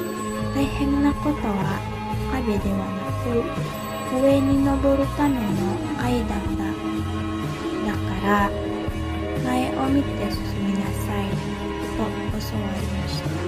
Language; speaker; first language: Japanese; non-native, learner; Indonesian